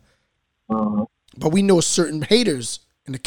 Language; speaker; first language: English; native; English